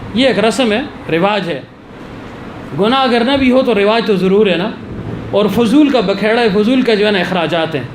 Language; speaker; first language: Urdu; non-native, local second language; Pashto